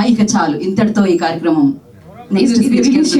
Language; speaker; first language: Telugu; native; Telugu